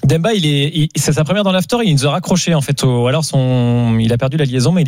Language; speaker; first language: French; native; French